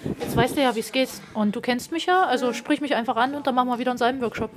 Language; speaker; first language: German; native; German